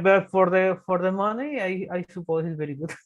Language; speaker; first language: English; non-native, learner; Spanish